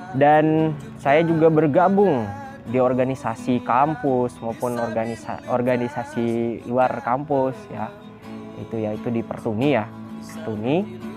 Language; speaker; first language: Indonesian; native; Indonesian